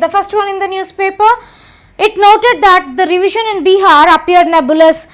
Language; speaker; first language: English; non-native, local second language; Telugu